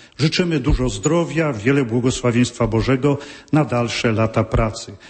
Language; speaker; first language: Polish; native; Polish